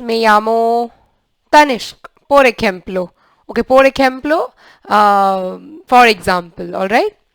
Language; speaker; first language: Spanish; non-native, learner; English